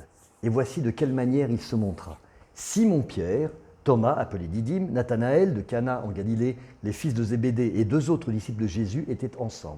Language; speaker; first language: French; native; French